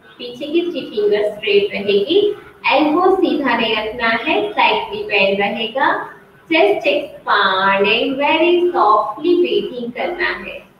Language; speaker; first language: Hindi; non-native, local second language; Gujarati